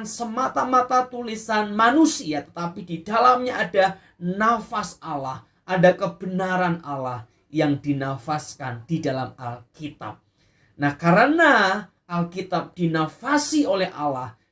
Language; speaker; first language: Indonesian; native; Indonesian